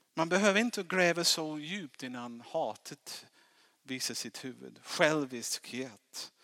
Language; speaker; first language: Swedish; non-native, fluent; English